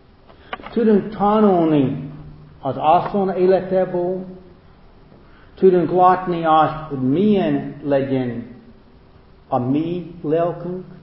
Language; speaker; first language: Hungarian; non-native, fluent; English